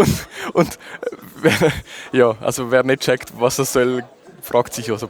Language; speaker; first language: German; native; German